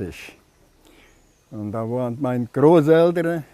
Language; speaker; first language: German; early bilingual, heritage; German